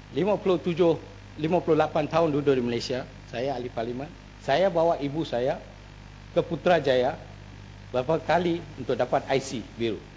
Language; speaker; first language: Malay; non-native, local second language; Tamil